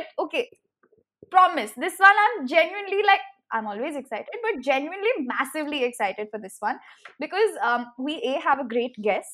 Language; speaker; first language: English; non-native, local second language; Hindi